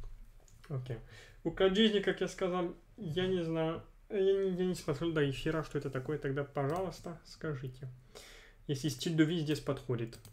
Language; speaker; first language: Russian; non-native, fluent; French